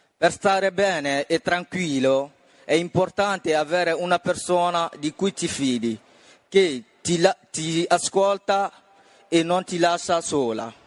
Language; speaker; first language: Italian; non-native, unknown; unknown